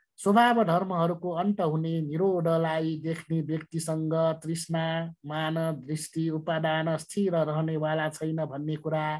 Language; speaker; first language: Nepali; non-native, local second language; Newari